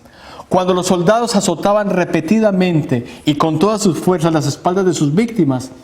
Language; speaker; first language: Spanish; native; Spanish